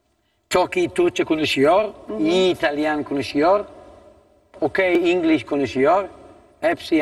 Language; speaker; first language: Turkish; non-native, learner; Italian